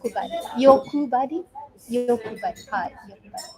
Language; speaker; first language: Japanese; non-native, learner; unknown